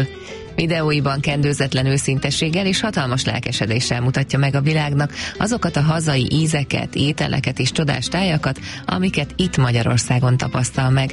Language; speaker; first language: Hungarian; native; Hungarian